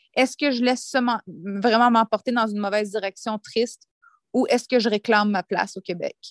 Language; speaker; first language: French; native; French